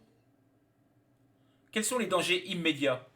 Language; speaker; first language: French; native; French